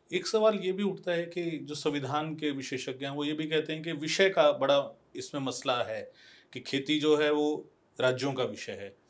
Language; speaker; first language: Hindi; non-native, local second language; Punjabi